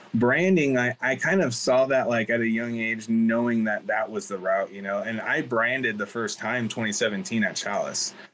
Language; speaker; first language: English; native; English